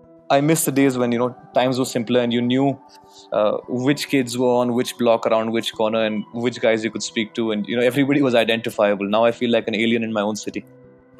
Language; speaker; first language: English; non-native, local second language; Hindi